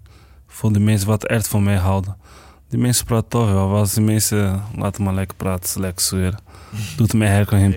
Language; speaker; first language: Dutch; non-native, learner; Portuguese